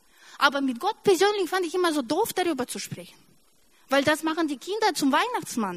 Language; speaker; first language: German; non-native, fluent; Russian